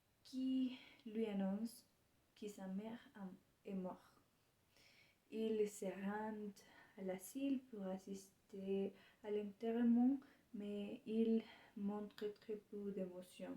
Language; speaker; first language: French; non-native, learner; Spanish